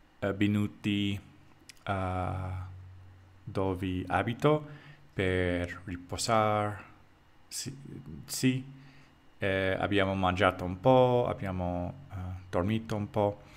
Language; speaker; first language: Italian; non-native, learner; English